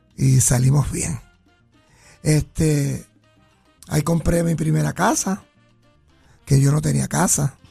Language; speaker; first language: Spanish; native; Spanish